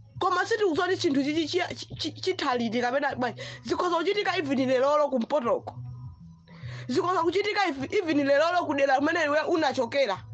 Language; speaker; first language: Nyanja; non-native, local second language; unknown